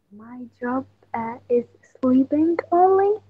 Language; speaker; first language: English; non-native, fluent; Arabic